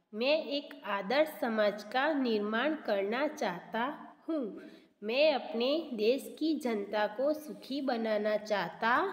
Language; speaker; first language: Hindi; non-native, local second language; Gujarati